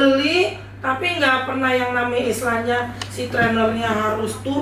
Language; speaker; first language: Indonesian; native; Indonesian